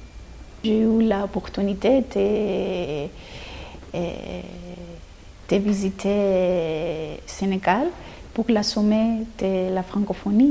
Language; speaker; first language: French; non-native, fluent; Greek